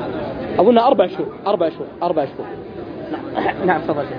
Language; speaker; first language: Arabic; native; Arabic